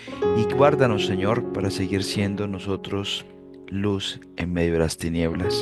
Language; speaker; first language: Spanish; native; Spanish